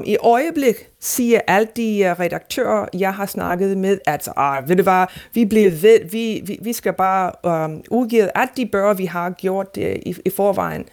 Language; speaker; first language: Danish; non-native, fluent; English